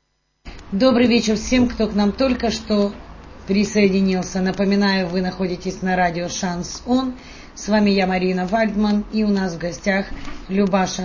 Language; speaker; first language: Russian; native; Russian